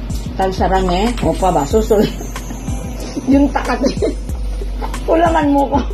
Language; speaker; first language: Korean; non-native, learner; Filipino